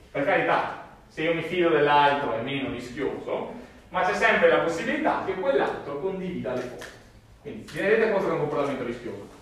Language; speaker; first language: Italian; native; Italian